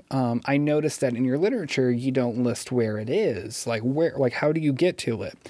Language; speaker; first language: English; native; English